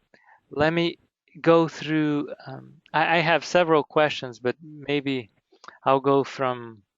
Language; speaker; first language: English; native; English